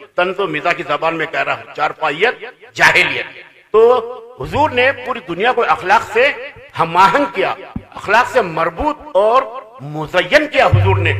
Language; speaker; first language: Urdu; native; Urdu